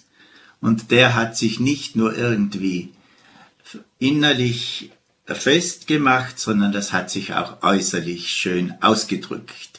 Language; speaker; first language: German; native; German